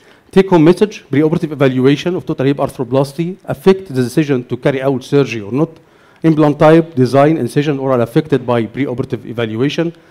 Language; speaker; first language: English; non-native, fluent; Arabic